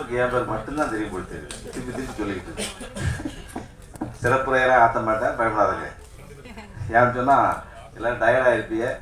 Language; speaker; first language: Tamil; native; Tamil